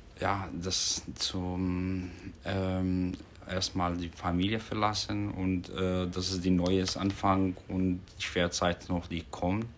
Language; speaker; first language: German; non-native, learner; Arabic